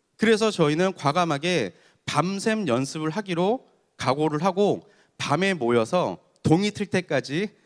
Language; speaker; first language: Korean; native; Korean